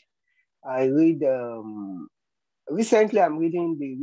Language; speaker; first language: English; non-native, local second language; Yoruba